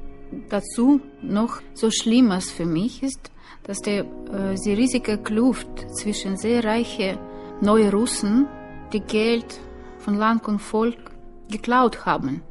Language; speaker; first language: German; non-native, learner; Russian